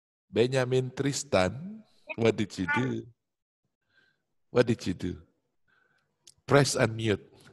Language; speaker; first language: English; non-native, fluent; Indonesian